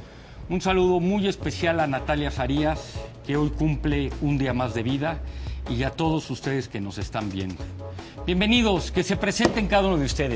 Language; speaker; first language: Spanish; native; Spanish